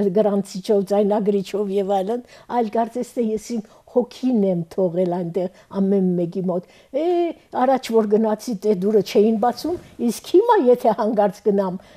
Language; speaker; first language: Armenian; early bilingual, heritage; Armenian